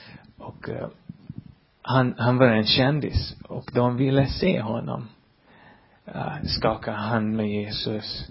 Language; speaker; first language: Swedish; non-native, fluent; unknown